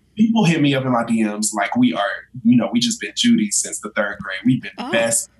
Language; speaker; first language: English; native; English